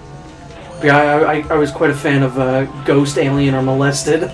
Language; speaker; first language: English; native; English